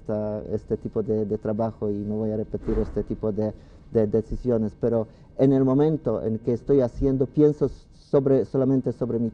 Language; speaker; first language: Spanish; non-native, fluent; Polish